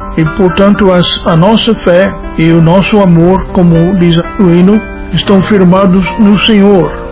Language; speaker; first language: Portuguese; non-native, fluent; English